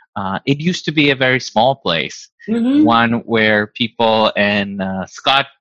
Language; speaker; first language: English; non-native, fluent; Spanish